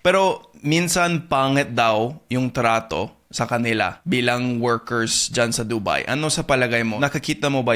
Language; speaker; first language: Filipino; non-native, fluent; English